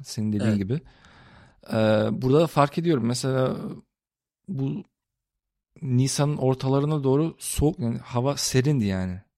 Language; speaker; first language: Turkish; early bilingual, heritage; Turkish